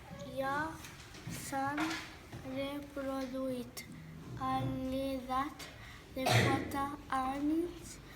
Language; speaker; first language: Catalan; non-native, local second language; Spanish